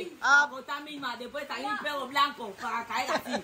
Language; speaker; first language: Spanish; non-native, learner; Filipino